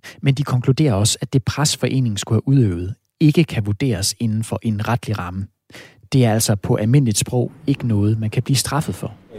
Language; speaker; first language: Danish; native; Danish